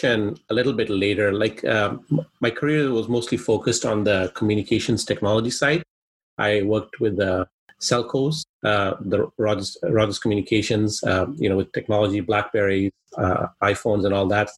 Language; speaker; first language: English; non-native, local second language; Swahili